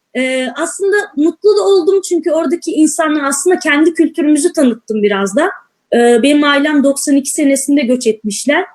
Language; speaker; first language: Turkish; native; Turkish